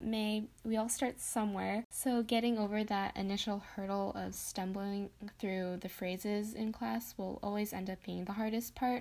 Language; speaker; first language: English; native; English